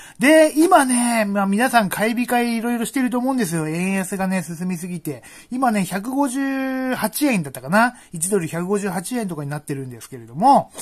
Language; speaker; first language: Japanese; native; Japanese